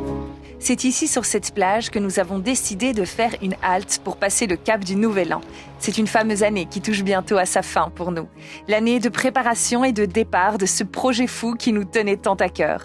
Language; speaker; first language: French; native; French